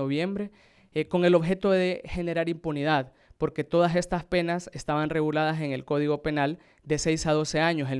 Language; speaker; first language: Spanish; native; Spanish